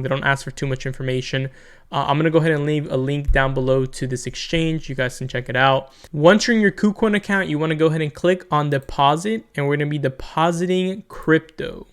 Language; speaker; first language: English; native; English